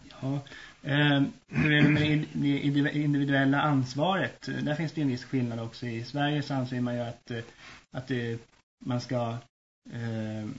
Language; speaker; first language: Swedish; native; Swedish